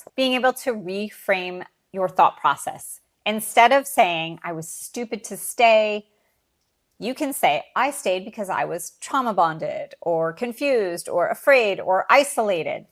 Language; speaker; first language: English; native; English